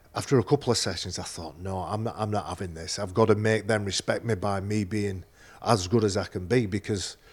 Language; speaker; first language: English; native; English